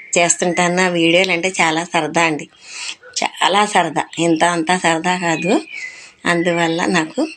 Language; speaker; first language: Telugu; non-native, local second language; Urdu